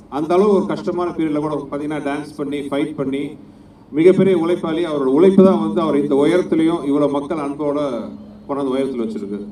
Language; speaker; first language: Tamil; native; Tamil